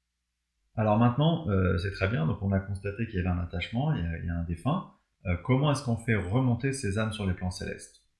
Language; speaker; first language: French; native; French